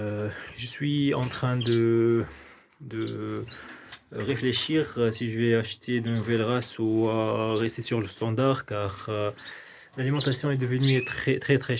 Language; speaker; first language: French; non-native, local second language; Arabic